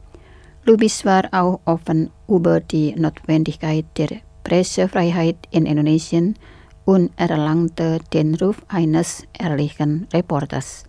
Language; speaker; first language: German; non-native, fluent; Indonesian